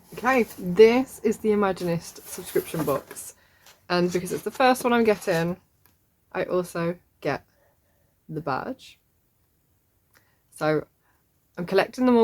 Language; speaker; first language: English; native; English